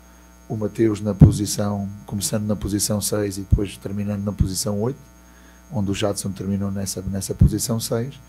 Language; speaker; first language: Portuguese; native; Portuguese